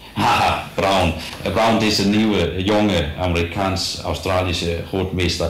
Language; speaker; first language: Dutch; non-native, fluent; Danish